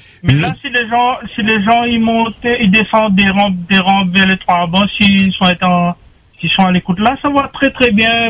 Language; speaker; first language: French; non-native, local second language; Réunion Creole French